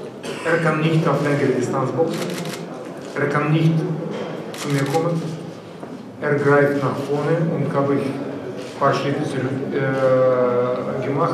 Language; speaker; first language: German; non-native, learner; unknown